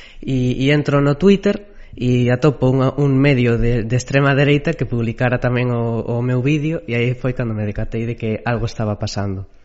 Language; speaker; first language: Galician; native; Galician